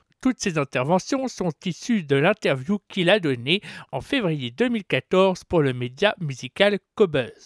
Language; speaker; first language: French; native; French